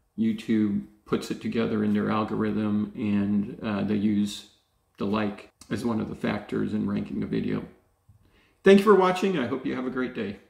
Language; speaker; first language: English; native; English